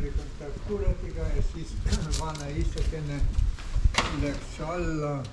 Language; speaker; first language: Estonian; non-native, learner; Ukrainian